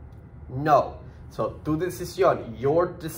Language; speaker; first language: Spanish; early bilingual, heritage; Spanish